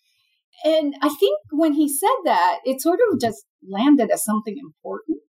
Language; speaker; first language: English; non-native, local second language; Filipino